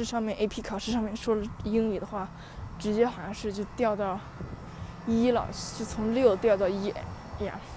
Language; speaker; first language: Chinese; early bilingual, heritage; Chinese